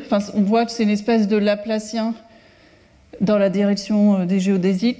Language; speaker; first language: French; native; French